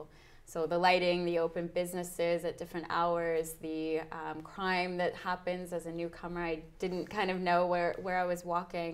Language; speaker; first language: English; native; English